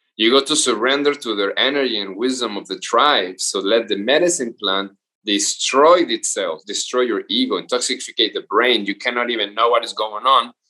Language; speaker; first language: English; non-native, fluent; Spanish